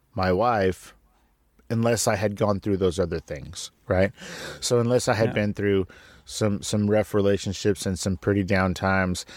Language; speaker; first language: English; native; English